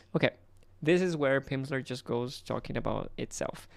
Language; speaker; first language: English; non-native, fluent; Portuguese